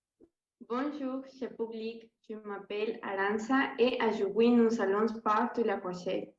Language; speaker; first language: French; non-native, learner; Spanish